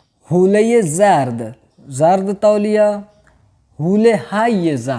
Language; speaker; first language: Persian; non-native, learner; Urdu